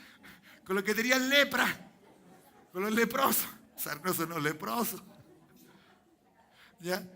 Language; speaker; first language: Spanish; native; Spanish